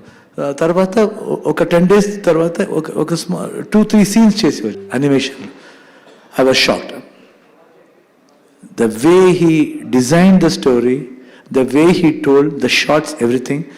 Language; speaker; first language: Telugu; non-native, learner; Kannada